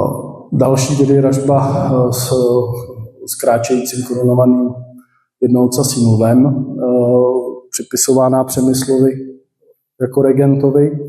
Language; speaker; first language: Czech; native; Czech